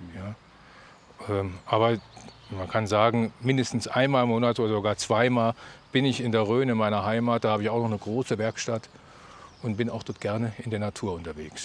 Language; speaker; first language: German; native; German